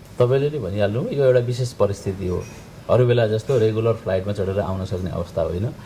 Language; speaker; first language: Nepali; native; Nepali